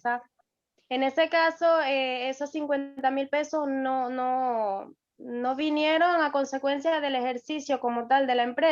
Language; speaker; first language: Spanish; native; Spanish